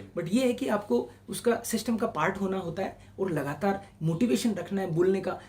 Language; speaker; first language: Hindi; non-native, local second language; Marwari